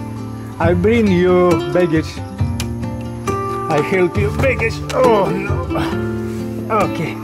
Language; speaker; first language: English; non-native, learner; Russian